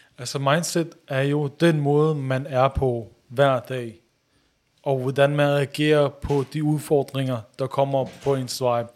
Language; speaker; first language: Danish; early bilingual, other home language; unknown